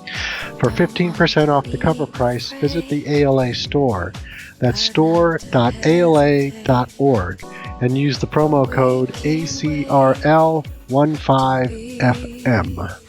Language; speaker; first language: English; native; English